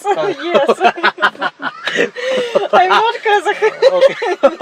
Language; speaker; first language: English; non-native, learner; Russian